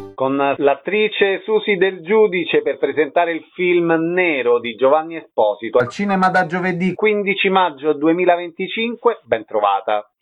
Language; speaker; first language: Italian; native; Italian